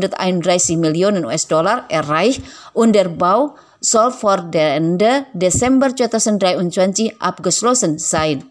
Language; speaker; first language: German; non-native, fluent; Indonesian